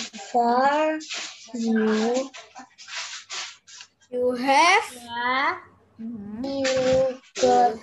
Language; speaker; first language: English; non-native, learner; Indonesian